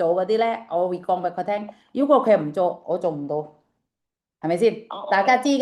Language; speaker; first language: Chinese; non-native, fluent; Indonesian